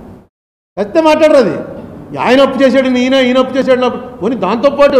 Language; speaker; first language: Telugu; native; Telugu